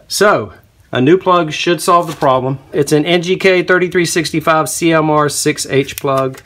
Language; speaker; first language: English; native; English